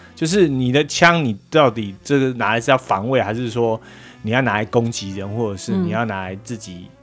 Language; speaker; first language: Chinese; native; Chinese